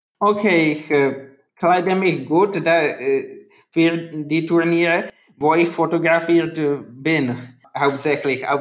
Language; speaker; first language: German; non-native, learner; Czech